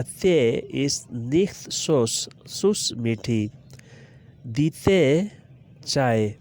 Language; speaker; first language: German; non-native, learner; Urdu